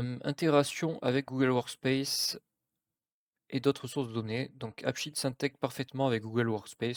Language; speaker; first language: French; native; French